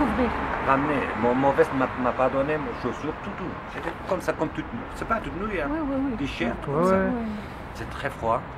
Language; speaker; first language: French; non-native, learner; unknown